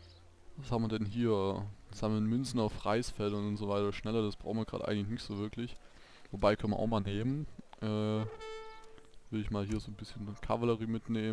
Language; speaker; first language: German; native; German